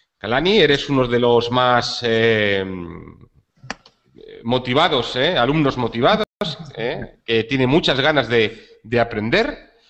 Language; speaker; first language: Spanish; native; Spanish